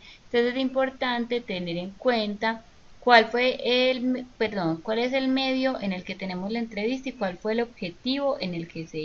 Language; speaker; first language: Spanish; native; Spanish